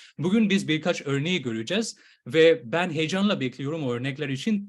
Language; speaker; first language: Turkish; non-native, fluent; Bangla